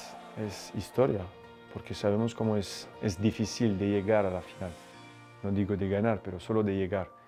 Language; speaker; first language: Spanish; non-native, fluent; French